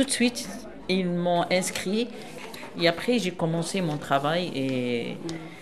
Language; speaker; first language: French; non-native, local second language; Arabic